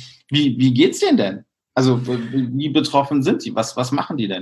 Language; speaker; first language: German; native; German